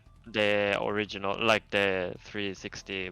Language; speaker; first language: English; non-native, fluent; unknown